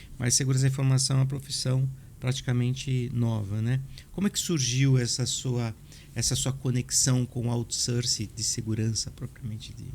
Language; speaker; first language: Portuguese; native; Portuguese